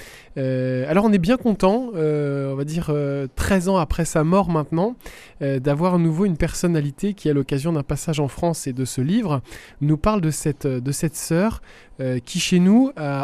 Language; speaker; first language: French; native; French